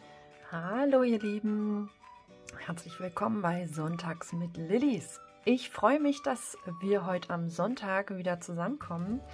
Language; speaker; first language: German; native; German